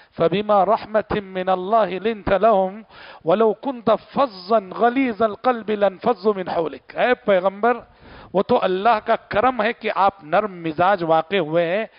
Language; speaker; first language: Urdu; native; Urdu